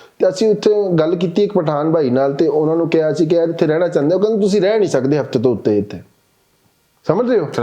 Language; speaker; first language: Punjabi; non-native, local second language; Urdu